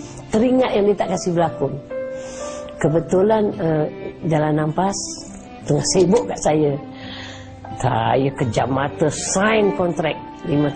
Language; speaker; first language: Malay; native; Malay